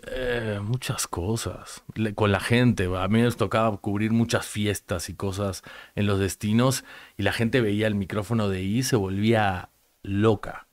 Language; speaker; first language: Spanish; native; Spanish